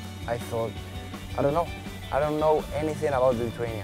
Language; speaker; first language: English; non-native, fluent; Spanish